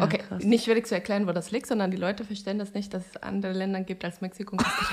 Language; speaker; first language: German; non-native, fluent; Spanish